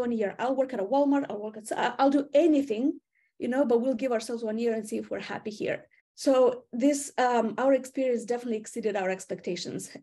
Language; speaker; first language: English; non-native, fluent; Romanian